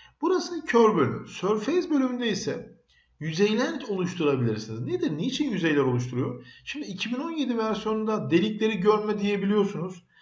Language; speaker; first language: Turkish; native; Turkish